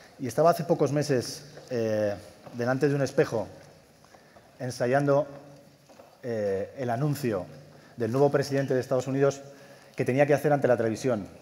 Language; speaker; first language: Spanish; native; Spanish